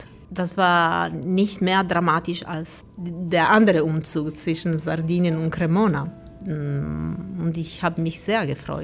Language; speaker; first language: German; non-native, fluent; Italian